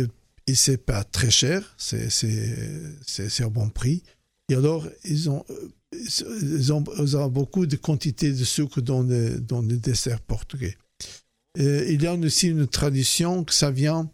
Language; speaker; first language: French; non-native, fluent; Portuguese